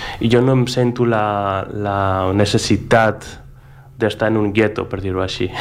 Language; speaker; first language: Catalan; non-native, fluent; Greek